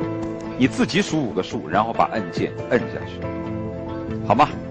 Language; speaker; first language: Chinese; native; Chinese